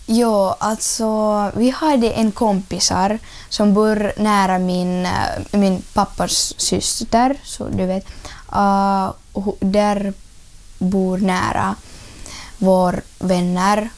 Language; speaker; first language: Swedish; early bilingual, other home language; Ukrainian